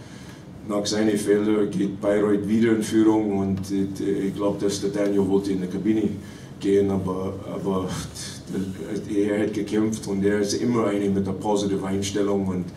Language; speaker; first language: German; non-native, fluent; English